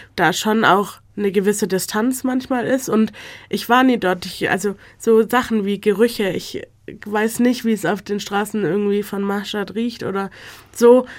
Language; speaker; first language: German; native; German